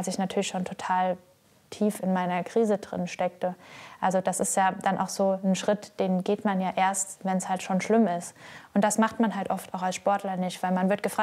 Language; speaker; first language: German; native; German